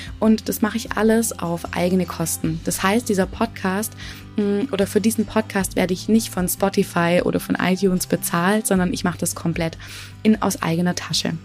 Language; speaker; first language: German; native; German